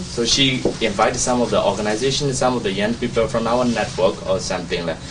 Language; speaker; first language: English; non-native, learner; Burmese